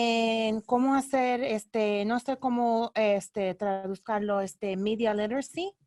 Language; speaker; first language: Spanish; early bilingual, heritage; Spanish